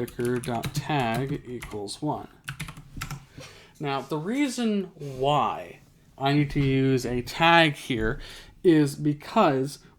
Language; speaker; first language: English; native; English